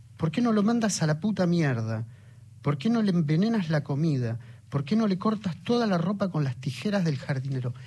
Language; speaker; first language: Spanish; native; Spanish